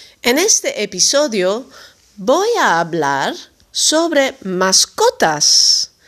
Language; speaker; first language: Spanish; non-native, fluent; Dutch